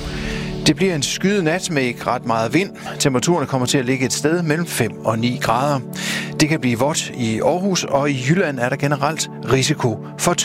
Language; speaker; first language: Danish; native; Danish